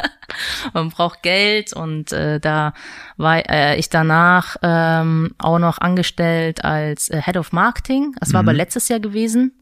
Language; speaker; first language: German; native; German